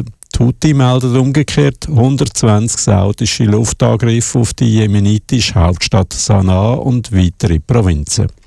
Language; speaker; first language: German; native; German